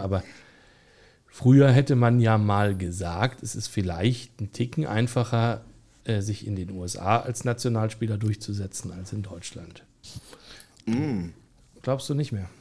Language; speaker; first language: German; native; German